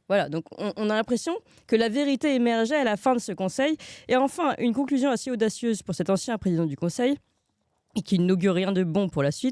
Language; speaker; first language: French; native; French